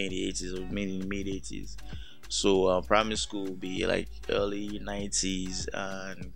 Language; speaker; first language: English; non-native, local second language; Yoruba